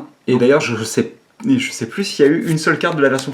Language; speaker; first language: French; native; French